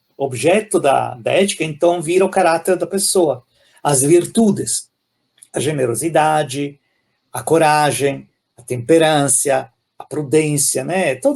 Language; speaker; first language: Portuguese; non-native, fluent; Italian